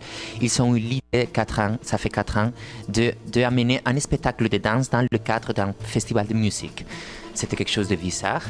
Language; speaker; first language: French; non-native, fluent; Spanish